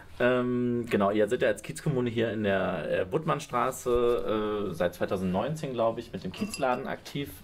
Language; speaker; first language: German; native; German